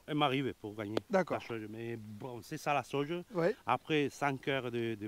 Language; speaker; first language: French; non-native, learner; Spanish